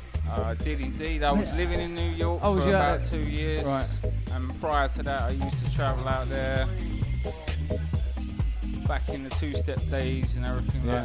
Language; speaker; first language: English; native; English